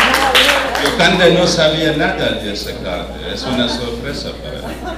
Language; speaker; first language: Spanish; non-native, fluent; Arabic